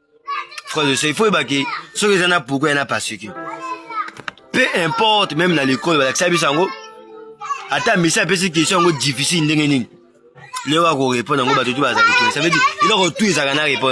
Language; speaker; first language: French; non-native, local second language; Lingala